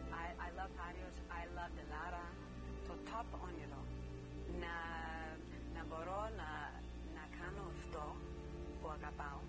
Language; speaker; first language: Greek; early bilingual, heritage; English